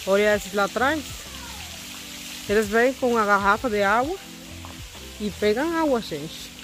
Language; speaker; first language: Portuguese; non-native, fluent; Spanish